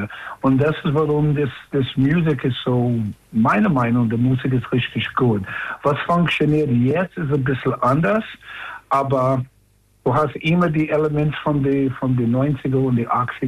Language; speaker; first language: German; non-native, learner; English